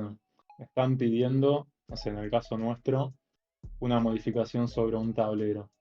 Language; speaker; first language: Spanish; native; Spanish